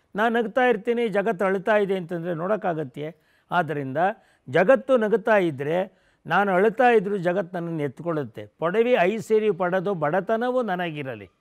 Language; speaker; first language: Kannada; non-native, local second language; Tamil